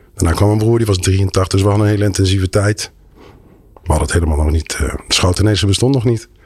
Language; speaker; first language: Dutch; native; Dutch